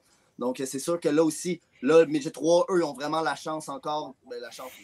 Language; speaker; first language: French; native; French